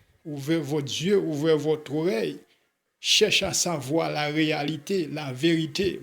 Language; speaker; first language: French; non-native, local second language; Haitian Creole